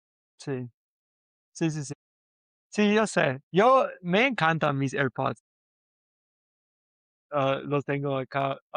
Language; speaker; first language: Spanish; non-native, learner; English